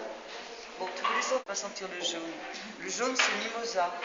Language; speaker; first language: French; native; French